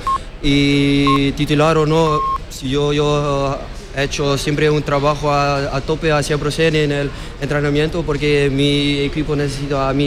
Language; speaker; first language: Spanish; non-native, fluent; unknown